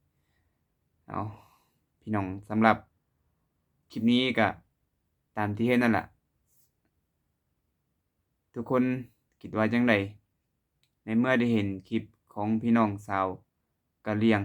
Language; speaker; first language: Thai; non-native, local second language; Lao